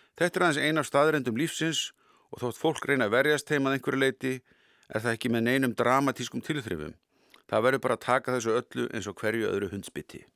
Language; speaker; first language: Icelandic; native; Icelandic